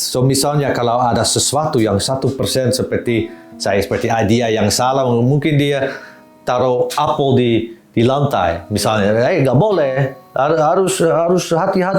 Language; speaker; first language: Indonesian; non-native, fluent; Dutch